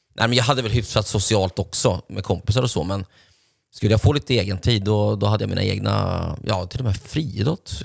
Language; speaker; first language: Swedish; native; Swedish